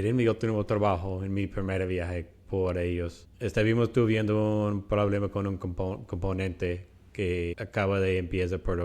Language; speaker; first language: Spanish; non-native, fluent; English